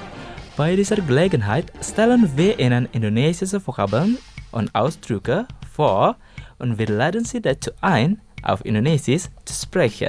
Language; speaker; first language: German; non-native, fluent; Indonesian